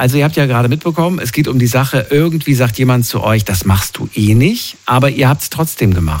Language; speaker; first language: German; native; German